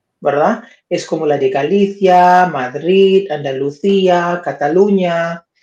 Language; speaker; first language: Spanish; non-native, fluent; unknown